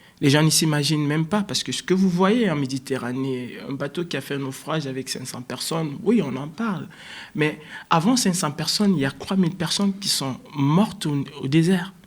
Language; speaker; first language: French; native; French